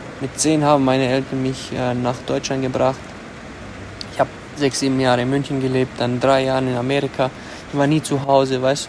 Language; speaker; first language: German; early bilingual, other home language; Romanian